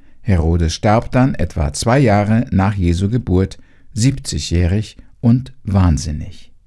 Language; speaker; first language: German; native; German